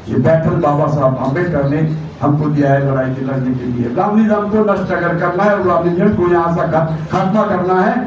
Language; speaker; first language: Hindi; non-native, local second language; Marathi